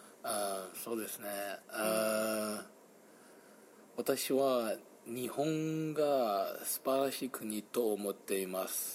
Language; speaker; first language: Japanese; non-native, learner; Chinese